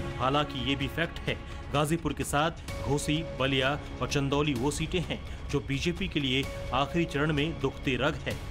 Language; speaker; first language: Hindi; native; Hindi